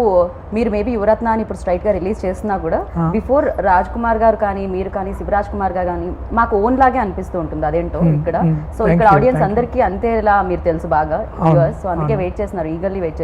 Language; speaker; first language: Telugu; native; Telugu